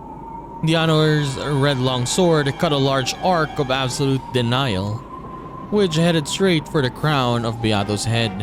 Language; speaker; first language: English; native; English